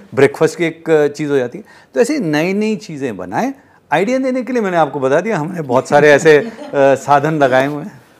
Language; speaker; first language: Hindi; native; Hindi